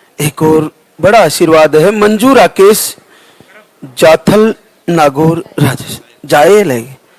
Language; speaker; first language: Hindi; native; Hindi